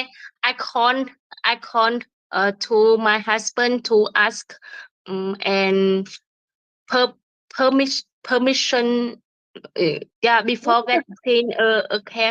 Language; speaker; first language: English; non-native, learner; Vietnamese